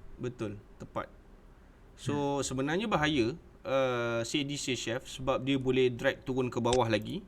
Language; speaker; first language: Malay; native; Malay